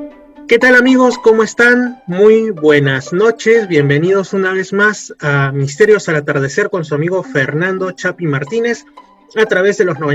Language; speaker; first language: Spanish; native; Spanish